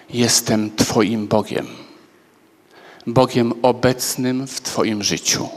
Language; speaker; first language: Polish; native; Polish